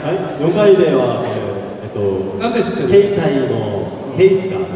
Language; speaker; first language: Japanese; non-native, learner; Korean